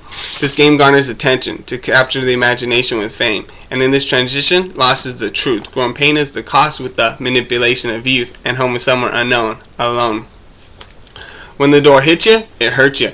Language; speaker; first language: English; native; English